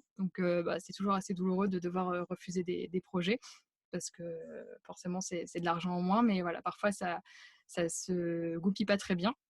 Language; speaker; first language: French; native; French